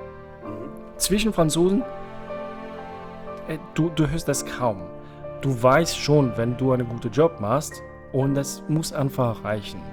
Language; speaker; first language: German; non-native, fluent; French